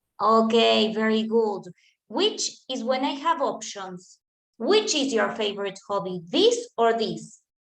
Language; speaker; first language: English; non-native, fluent; Spanish